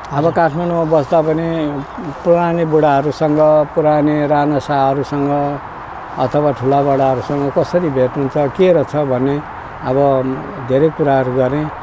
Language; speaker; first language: Nepali; non-native, local second language; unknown